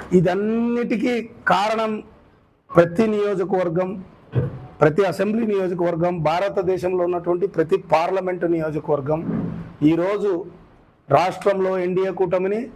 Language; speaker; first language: Telugu; native; Telugu